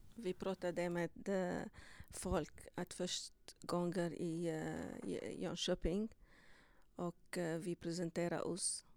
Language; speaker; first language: Swedish; non-native, learner; Arabic